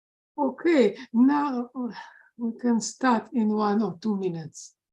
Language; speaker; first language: English; non-native, fluent; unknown